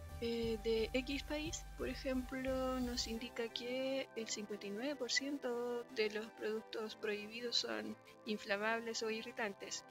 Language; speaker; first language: Spanish; native; Spanish